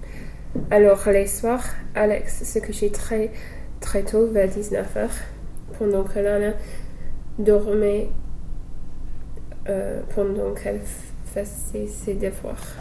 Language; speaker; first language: French; non-native, learner; English